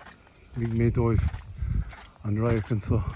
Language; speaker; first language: Irish; non-native, learner; English